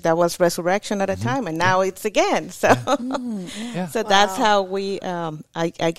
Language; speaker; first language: English; non-native, fluent; Spanish